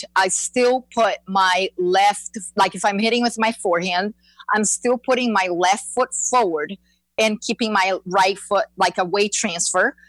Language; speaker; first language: English; non-native, fluent; Portuguese